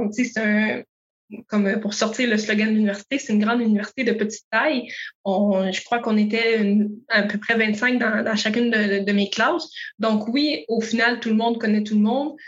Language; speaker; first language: French; native; French